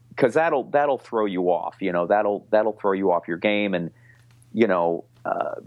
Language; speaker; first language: English; native; English